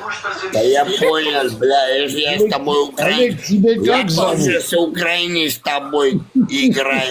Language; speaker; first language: Russian; non-native, learner; Armenian